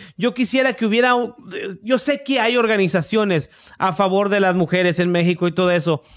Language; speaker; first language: Spanish; early bilingual, heritage; English